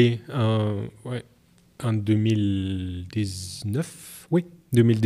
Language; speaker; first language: French; non-native, learner; Arabic